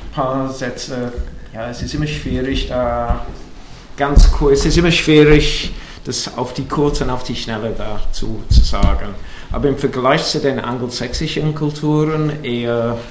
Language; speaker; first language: German; non-native, fluent; English